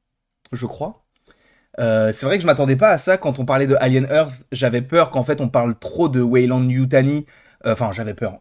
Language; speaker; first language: French; native; French